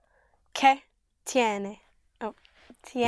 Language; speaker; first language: Spanish; non-native, learner; English